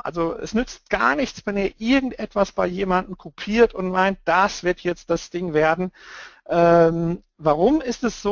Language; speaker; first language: German; native; German